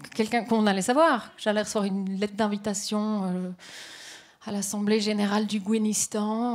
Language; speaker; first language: French; native; French